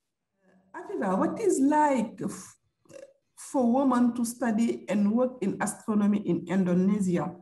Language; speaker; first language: English; non-native, fluent; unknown